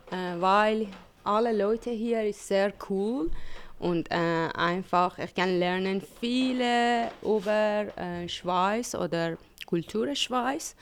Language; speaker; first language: German; non-native, learner; Persian